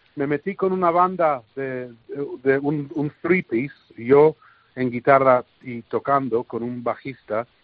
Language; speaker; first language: Spanish; early bilingual, heritage; English